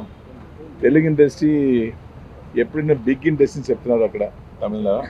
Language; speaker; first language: Telugu; non-native, learner; Tamil